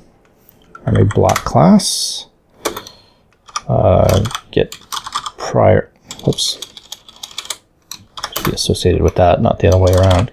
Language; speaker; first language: English; native; English